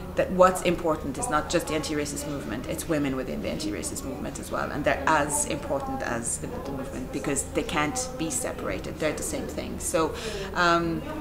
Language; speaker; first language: English; non-native, fluent; Arabic